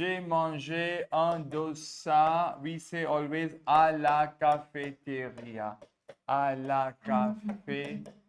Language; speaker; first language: French; non-native, fluent; Hindi